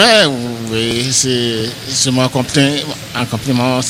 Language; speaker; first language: French; non-native, learner; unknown